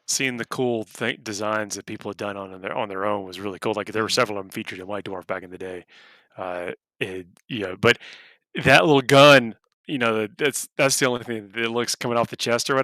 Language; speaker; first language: English; native; English